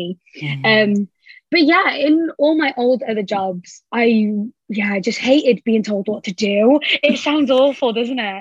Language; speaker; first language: English; native; English